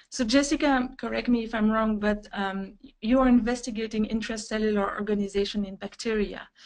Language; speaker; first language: English; non-native, fluent; French